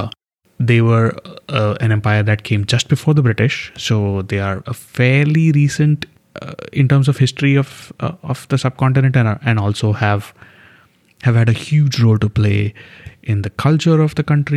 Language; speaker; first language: English; non-native, local second language; Hindi